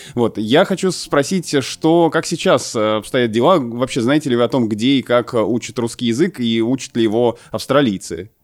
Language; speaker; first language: Russian; native; Russian